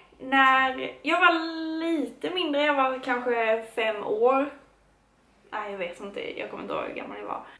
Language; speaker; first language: Swedish; native; Swedish